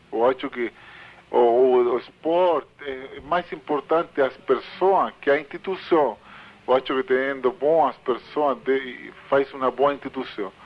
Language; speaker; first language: Portuguese; non-native, fluent; Spanish